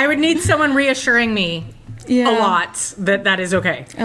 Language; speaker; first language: English; native; English